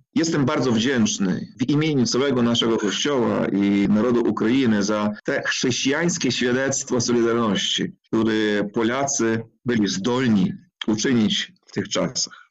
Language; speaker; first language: Polish; non-native, fluent; Ukrainian